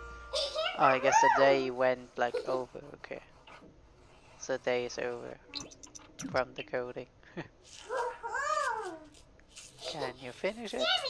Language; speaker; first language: English; non-native, fluent; German